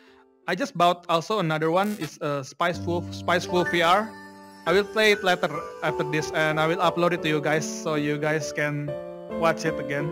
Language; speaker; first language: English; non-native, fluent; Indonesian